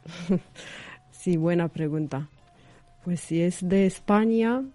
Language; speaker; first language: Spanish; non-native, fluent; Romanian